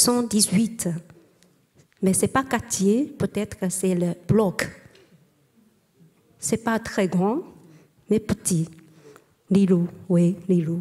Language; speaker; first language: French; non-native, learner; Chinese